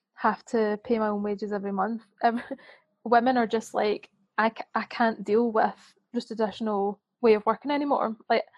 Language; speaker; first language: English; native; English